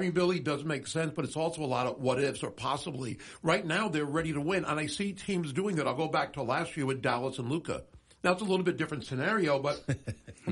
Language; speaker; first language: English; native; English